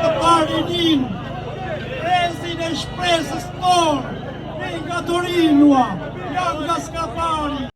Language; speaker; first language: Albanian; native; Albanian